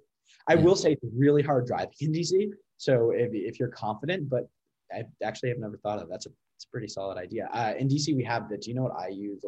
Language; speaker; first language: English; native; English